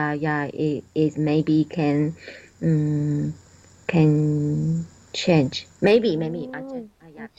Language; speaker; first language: English; non-native, learner; Chinese